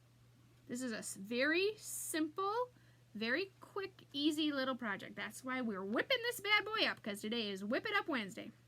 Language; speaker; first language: English; native; English